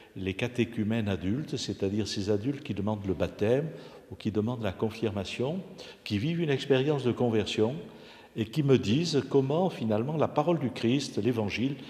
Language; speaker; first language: French; native; French